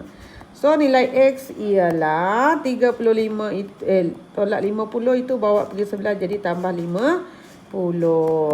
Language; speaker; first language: Malay; native; Malay